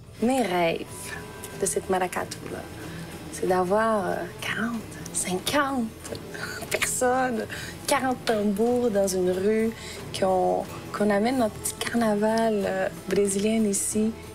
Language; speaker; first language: French; non-native, fluent; Portuguese